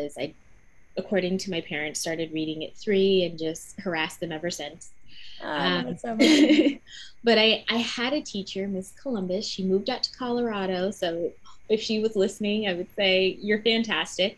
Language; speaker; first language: English; native; English